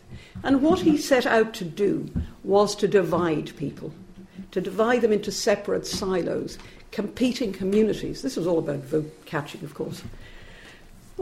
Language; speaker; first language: English; native; English